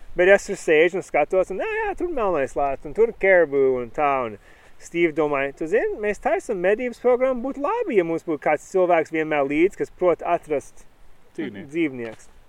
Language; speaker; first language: Latvian; early bilingual, heritage; Latvian